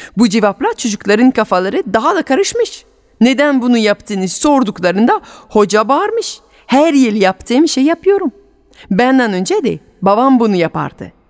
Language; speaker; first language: Turkish; non-native, fluent; French